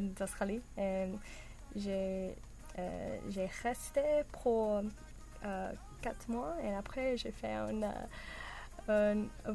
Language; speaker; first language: French; non-native, learner; English